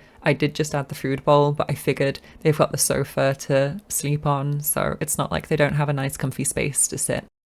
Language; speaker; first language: English; native; English